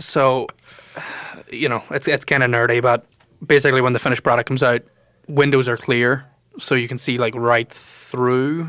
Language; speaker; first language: English; native; English